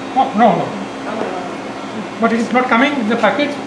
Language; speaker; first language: English; non-native, learner; Bangla